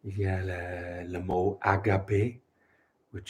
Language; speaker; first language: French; non-native, learner; English